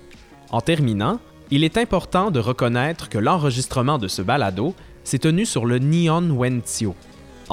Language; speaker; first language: French; native; French